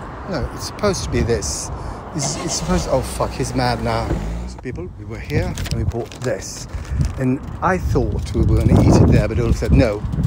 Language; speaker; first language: English; non-native, fluent; Swedish